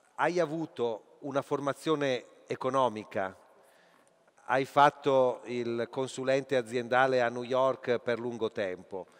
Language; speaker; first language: Italian; native; Italian